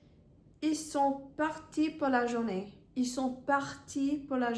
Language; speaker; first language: French; non-native, fluent; English